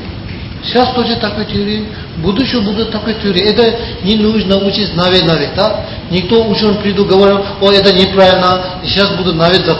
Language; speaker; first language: Russian; non-native, learner; Tibetan